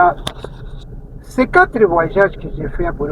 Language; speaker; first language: French; non-native, fluent; Spanish